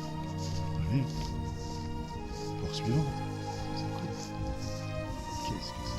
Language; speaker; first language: French; native; French